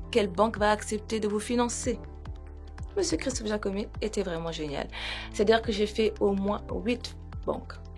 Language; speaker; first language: French; non-native, local second language; Wolof